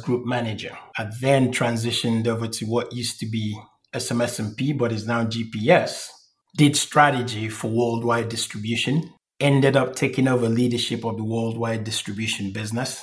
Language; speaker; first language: English; non-native, local second language; Igbo